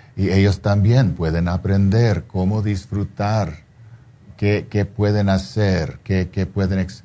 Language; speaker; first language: Spanish; non-native, fluent; English